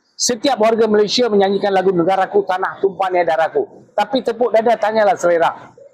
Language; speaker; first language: Malay; non-native, local second language; Tamil